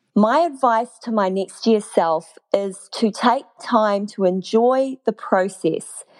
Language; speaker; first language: English; native; English